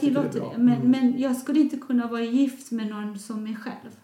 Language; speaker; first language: Swedish; non-native, fluent; Persian